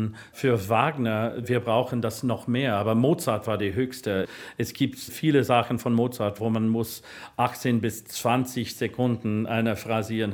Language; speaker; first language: German; non-native, learner; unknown